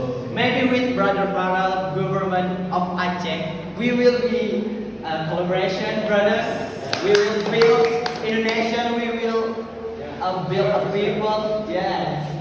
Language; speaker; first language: English; non-native, learner; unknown